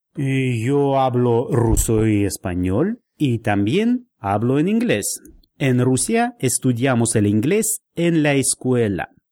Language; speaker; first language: Spanish; non-native, learner; Russian